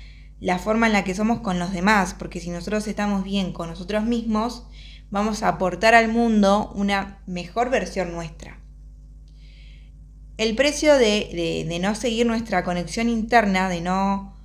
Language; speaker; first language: Spanish; native; Spanish